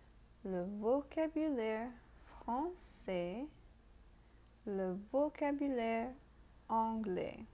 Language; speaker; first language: French; non-native, fluent; English